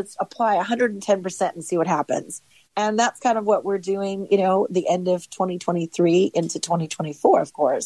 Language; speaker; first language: English; native; English